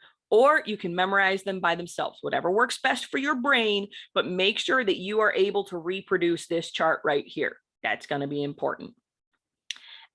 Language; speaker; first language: English; native; English